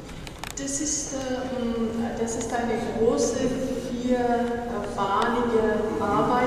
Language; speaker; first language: German; non-native, fluent; Persian